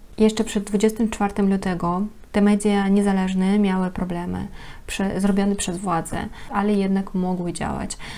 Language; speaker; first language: Polish; non-native, fluent; Russian